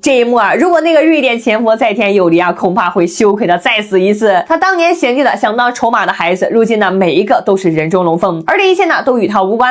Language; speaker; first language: Chinese; native; Chinese